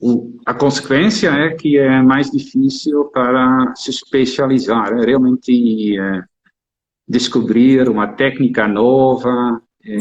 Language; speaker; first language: Portuguese; non-native, fluent; Dutch